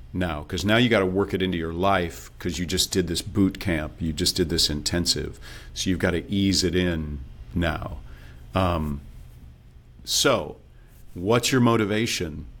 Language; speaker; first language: English; native; English